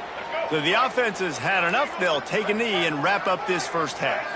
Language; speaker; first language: English; native; English